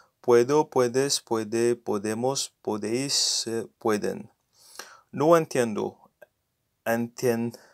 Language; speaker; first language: Spanish; non-native, learner; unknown